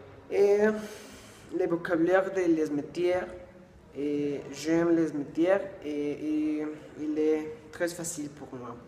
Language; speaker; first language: French; non-native, learner; Spanish